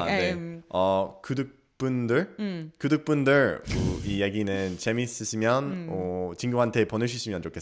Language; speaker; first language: Korean; non-native, learner; English